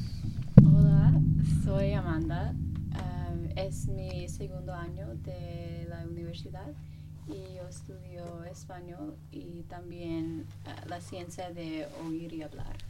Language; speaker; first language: Spanish; non-native, fluent; English